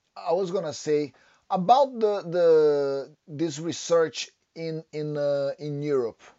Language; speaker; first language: English; non-native, fluent; Portuguese